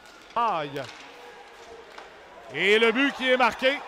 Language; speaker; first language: French; native; French